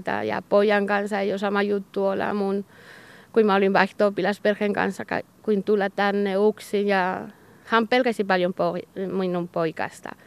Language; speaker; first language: Finnish; non-native, learner; Basque